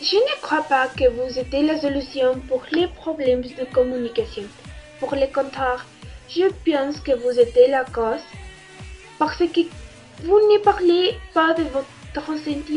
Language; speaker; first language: French; non-native, learner; Spanish